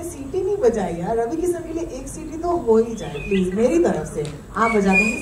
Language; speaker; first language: Hindi; native; Hindi